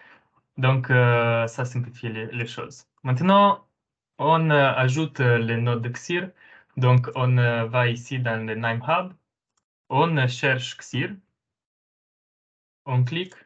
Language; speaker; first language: French; non-native, fluent; Romanian